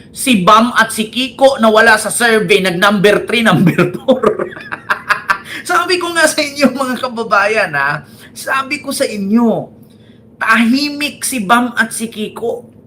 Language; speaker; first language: Filipino; native; Filipino